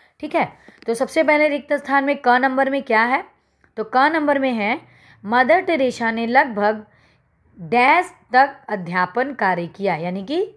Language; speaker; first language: Hindi; native; Hindi